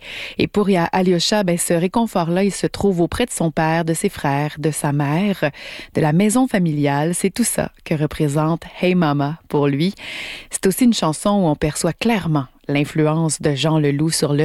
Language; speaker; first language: French; native; French